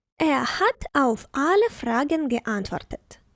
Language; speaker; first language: German; non-native, fluent; Ukrainian